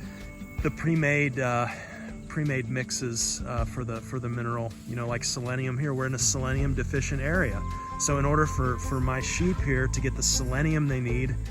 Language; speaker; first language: English; native; English